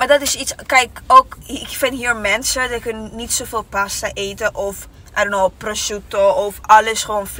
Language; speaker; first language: Dutch; non-native, learner; Italian